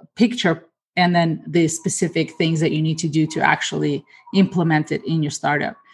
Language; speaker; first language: English; early bilingual, other home language; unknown